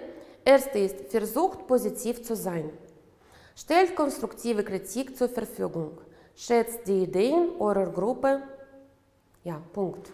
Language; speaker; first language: German; non-native, fluent; Uzbek